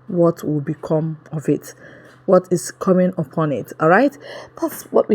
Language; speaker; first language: English; non-native, local second language; Igbo